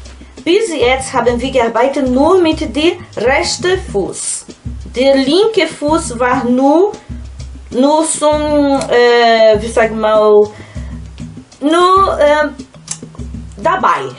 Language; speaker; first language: German; non-native, fluent; Portuguese